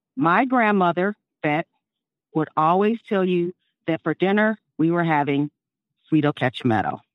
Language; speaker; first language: English; native; English